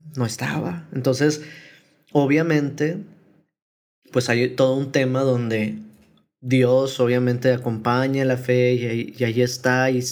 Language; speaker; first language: Spanish; native; Spanish